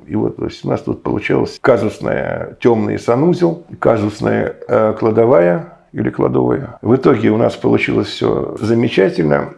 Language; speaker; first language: Russian; native; Russian